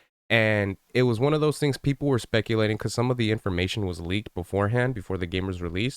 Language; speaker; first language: English; native; English